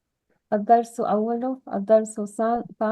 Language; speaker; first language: Arabic; non-native, learner; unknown